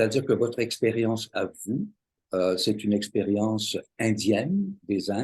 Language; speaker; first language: French; native; French